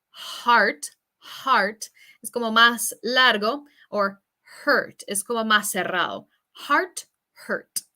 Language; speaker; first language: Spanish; non-native, fluent; English